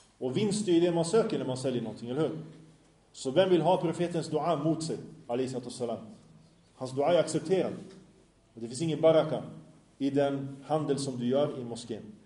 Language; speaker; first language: Swedish; early bilingual, other home language; Arabic